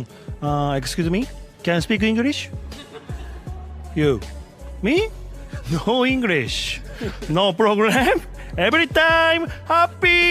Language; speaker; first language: English; non-native, learner; Japanese